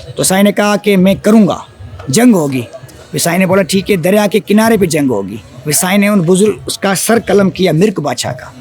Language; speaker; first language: Urdu; non-native, local second language; Sindhi